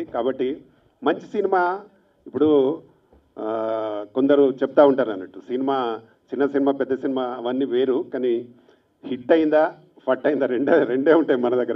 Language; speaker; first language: Telugu; native; Telugu